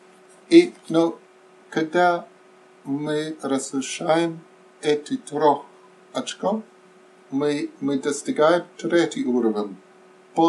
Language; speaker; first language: Russian; non-native, fluent; English